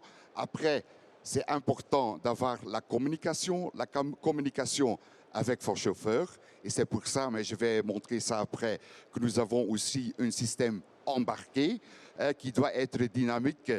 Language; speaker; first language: French; non-native, fluent; Dutch